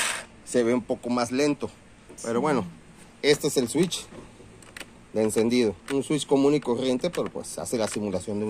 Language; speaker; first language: Spanish; native; Spanish